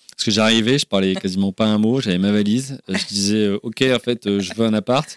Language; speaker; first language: French; native; French